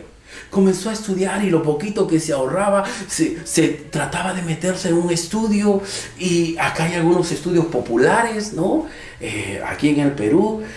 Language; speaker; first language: Spanish; native; Spanish